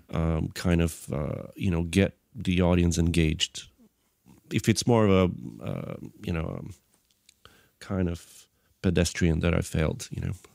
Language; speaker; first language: English; non-native, fluent; Bulgarian